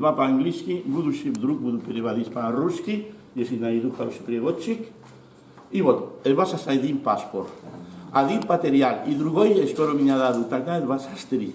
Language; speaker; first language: Russian; non-native, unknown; Spanish